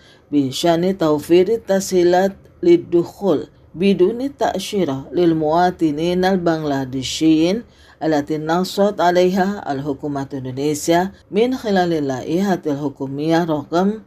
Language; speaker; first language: Arabic; non-native, fluent; Indonesian